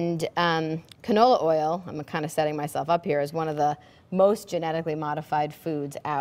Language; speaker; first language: English; native; English